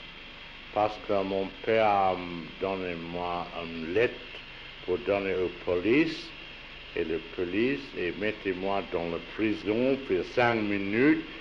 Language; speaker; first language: French; non-native, learner; English